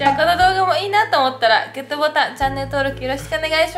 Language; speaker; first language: Japanese; native; Japanese